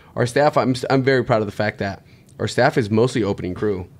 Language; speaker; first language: English; native; English